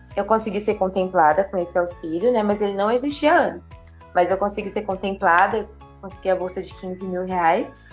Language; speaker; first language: Portuguese; native; Portuguese